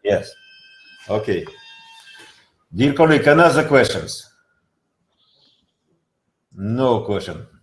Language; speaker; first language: English; non-native, learner; Russian